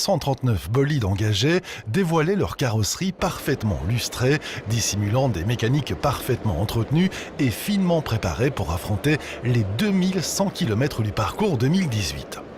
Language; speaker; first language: French; native; French